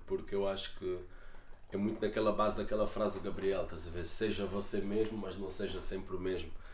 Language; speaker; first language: Portuguese; native; Portuguese